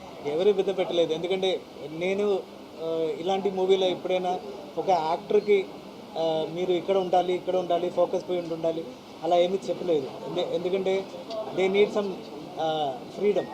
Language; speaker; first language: Telugu; non-native, fluent; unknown